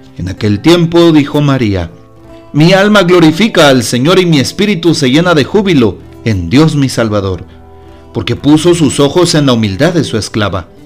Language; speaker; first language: Spanish; native; Spanish